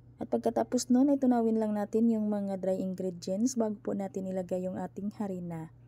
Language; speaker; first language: Filipino; non-native, local second language; Cebuano